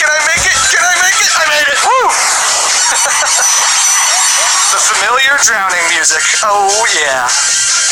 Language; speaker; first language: English; native; English